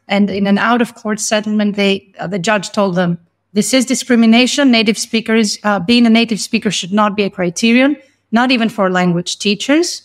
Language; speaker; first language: English; non-native, fluent; Greek